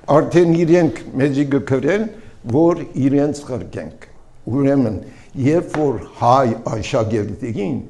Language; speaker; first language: Armenian; early bilingual, heritage; Armenian